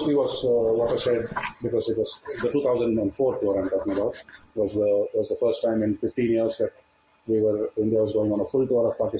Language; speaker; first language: English; non-native, local second language; Tamil